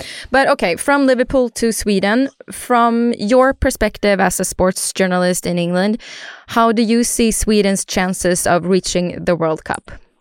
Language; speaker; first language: English; non-native, fluent; Swedish